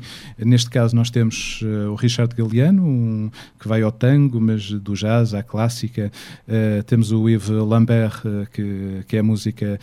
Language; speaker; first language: Portuguese; native; Portuguese